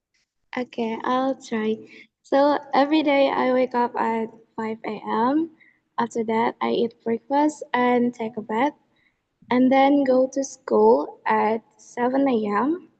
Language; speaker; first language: English; non-native, learner; Indonesian